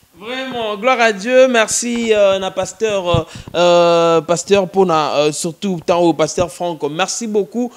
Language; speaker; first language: French; non-native, local second language; Lingala